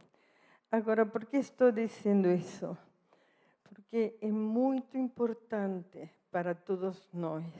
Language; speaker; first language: Portuguese; non-native, fluent; Spanish